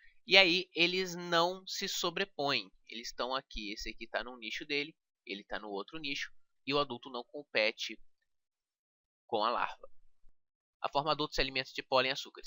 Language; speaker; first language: Portuguese; native; Portuguese